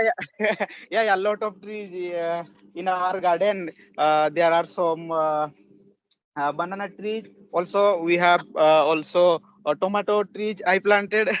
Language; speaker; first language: English; non-native, learner; Odia